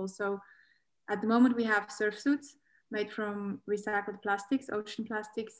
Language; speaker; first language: English; native; English